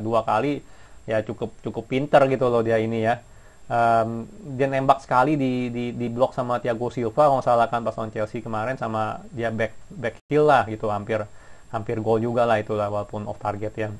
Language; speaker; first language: Indonesian; native; Indonesian